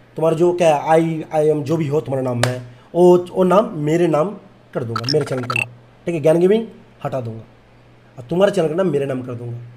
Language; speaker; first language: Hindi; non-native, local second language; Bangla